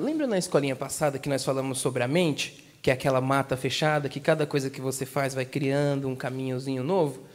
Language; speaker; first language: Portuguese; native; Portuguese